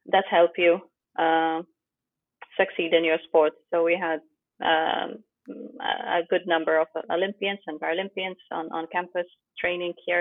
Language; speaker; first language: English; non-native, fluent; Ukrainian